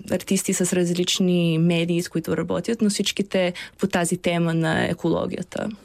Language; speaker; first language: Bulgarian; early bilingual, heritage; Bulgarian